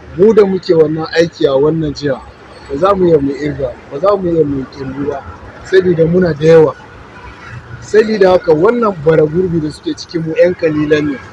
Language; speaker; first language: Hausa; native; Hausa